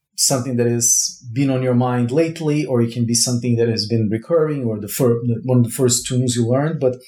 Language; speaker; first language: English; non-native, fluent; Portuguese